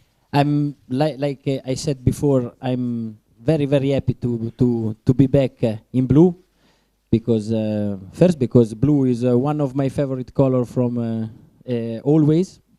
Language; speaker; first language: English; non-native, learner; Italian